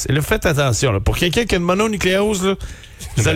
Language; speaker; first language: French; native; French